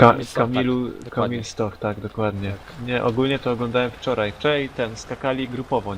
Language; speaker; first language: Polish; native; Polish